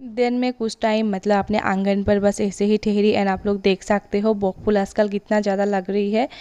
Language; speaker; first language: Hindi; non-native, local second language; Bangla